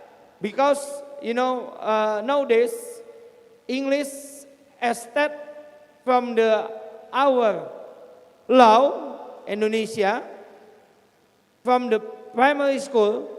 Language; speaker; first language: English; non-native, fluent; Indonesian